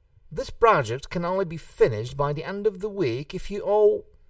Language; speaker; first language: English; non-native, fluent; Hungarian